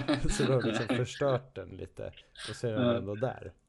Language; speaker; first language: Swedish; native; Swedish